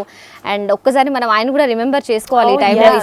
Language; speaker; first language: Telugu; native; Telugu